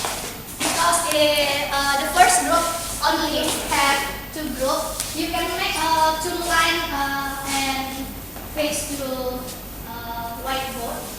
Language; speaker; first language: English; non-native, learner; Indonesian